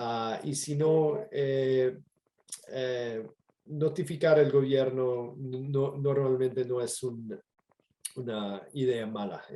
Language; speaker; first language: Spanish; non-native, fluent; English